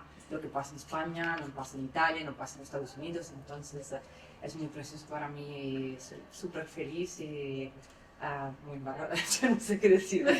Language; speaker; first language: Spanish; non-native, fluent; Italian